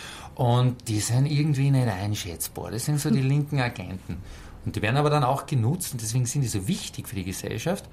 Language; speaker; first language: German; native; German